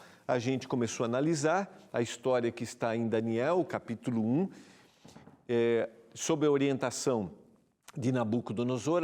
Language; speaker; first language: Portuguese; native; Portuguese